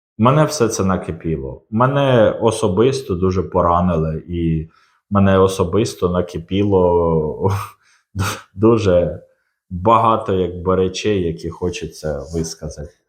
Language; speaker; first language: Ukrainian; non-native, local second language; Russian